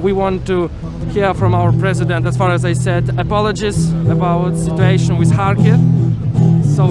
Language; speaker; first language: English; non-native, fluent; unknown